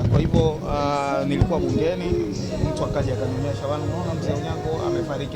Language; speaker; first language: Swahili; native; Swahili